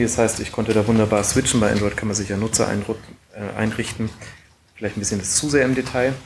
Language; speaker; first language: German; native; German